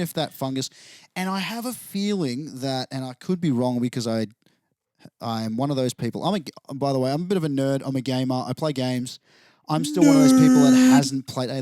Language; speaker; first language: English; native; English